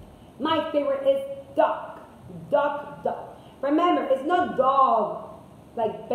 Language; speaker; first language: English; non-native, fluent; Spanish